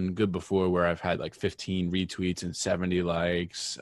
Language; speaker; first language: English; native; English